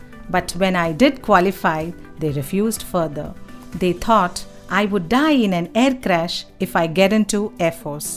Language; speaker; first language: English; non-native, local second language; Kannada